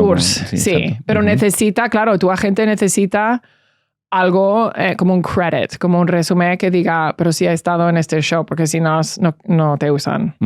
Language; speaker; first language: Spanish; early bilingual, heritage; English